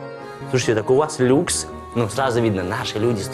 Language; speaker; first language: Russian; native; Russian